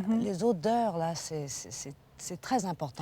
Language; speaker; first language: French; native; French